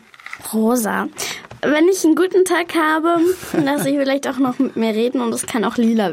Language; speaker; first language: German; native; German